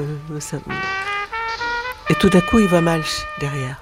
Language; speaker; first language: French; native; French